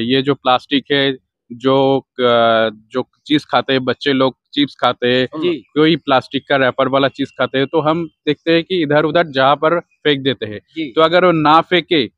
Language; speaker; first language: Hindi; non-native, local second language; Bangla